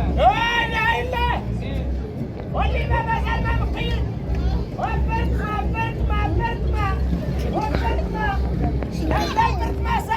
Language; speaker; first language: Arabic; native; Arabic